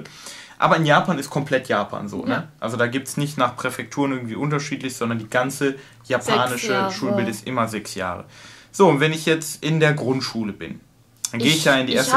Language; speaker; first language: German; native; German